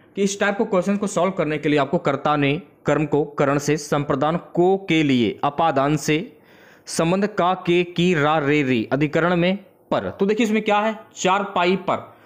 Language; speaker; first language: Hindi; native; Hindi